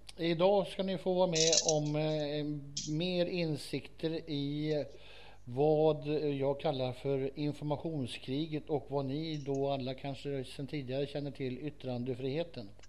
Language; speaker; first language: Swedish; native; Swedish